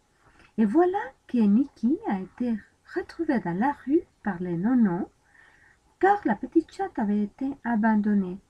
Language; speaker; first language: French; non-native, fluent; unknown